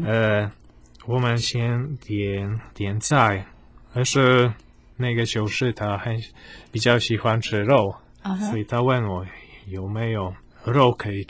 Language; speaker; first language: Chinese; non-native, fluent; Polish